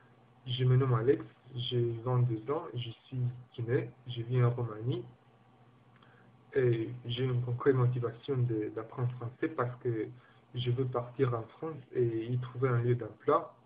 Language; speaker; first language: French; non-native, learner; Romanian